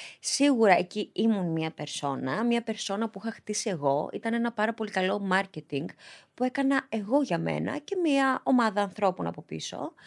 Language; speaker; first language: Greek; early bilingual, other home language; Albanian